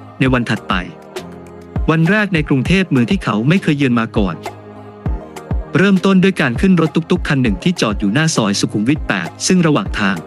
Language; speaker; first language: Thai; native; Thai